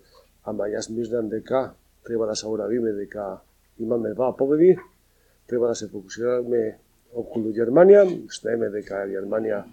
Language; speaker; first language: Macedonian; non-native, learner; Spanish